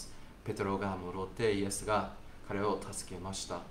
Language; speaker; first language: Japanese; non-native, fluent; English